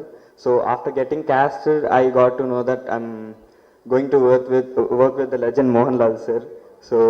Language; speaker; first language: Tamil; non-native, learner; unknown